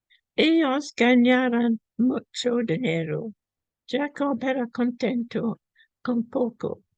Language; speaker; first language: Spanish; non-native, fluent; English